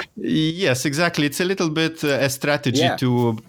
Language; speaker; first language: English; non-native, fluent; Lithuanian